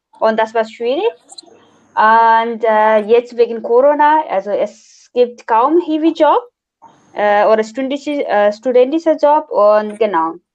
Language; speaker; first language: German; non-native, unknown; Nepali